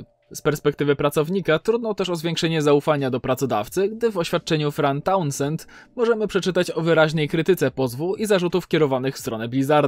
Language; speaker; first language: Polish; native; Polish